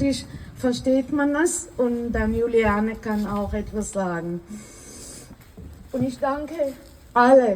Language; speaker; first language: German; non-native, learner; Hebrew